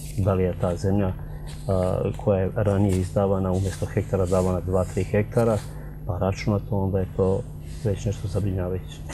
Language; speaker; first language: Serbian; native; Serbian